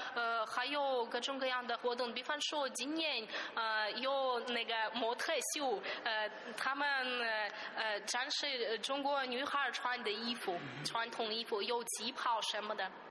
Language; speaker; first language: Chinese; non-native, fluent; Russian